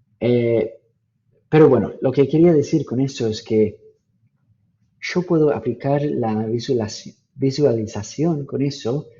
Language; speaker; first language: Spanish; non-native, fluent; English